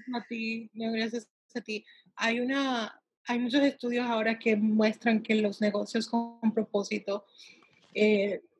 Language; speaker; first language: Spanish; early bilingual, heritage; Spanish